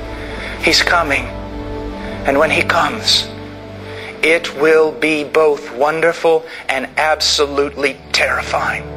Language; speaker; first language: English; native; English